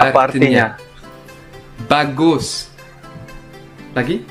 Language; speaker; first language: Indonesian; non-native, learner; English